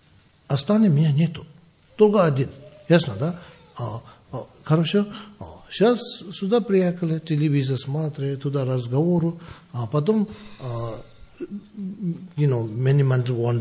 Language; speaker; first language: Russian; non-native, learner; Tibetan